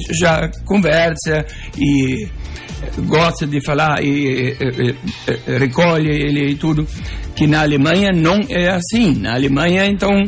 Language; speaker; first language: Portuguese; non-native, local second language; German